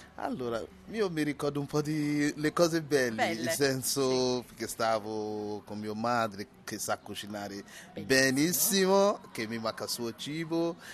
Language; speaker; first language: Italian; non-native, learner; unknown